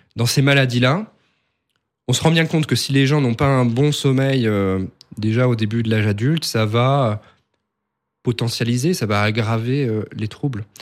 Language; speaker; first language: French; native; French